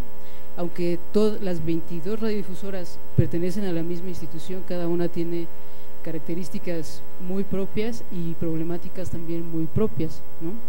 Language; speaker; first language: Spanish; native; Spanish